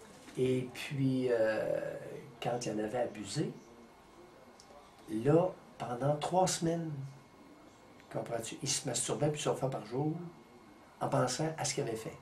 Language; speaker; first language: French; native; French